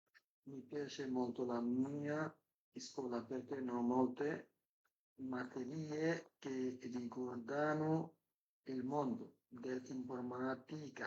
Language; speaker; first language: Italian; non-native, learner; Bangla